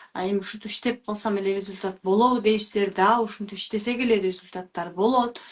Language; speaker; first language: Russian; non-native, local second language; Kyrgyz